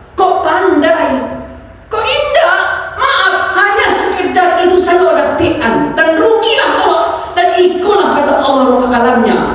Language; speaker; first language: Malay; non-native, local second language; Minangkabau